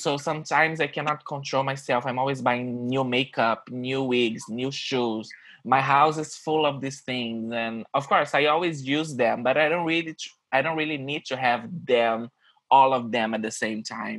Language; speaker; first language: English; non-native, fluent; Portuguese